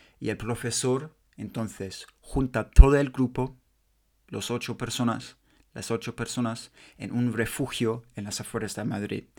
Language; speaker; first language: Spanish; non-native, learner; English